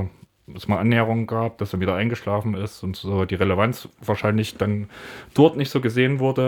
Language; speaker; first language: German; native; German